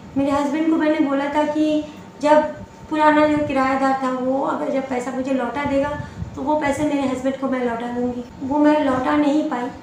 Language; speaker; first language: Hindi; non-native, local second language; Bangla